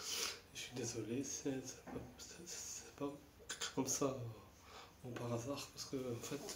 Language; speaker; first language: French; non-native, fluent; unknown